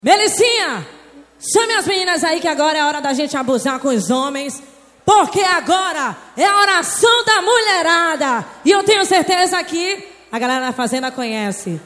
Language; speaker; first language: Portuguese; native; Portuguese